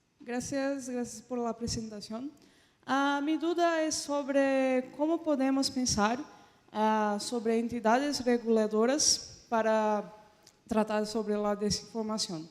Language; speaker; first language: Spanish; non-native, fluent; Portuguese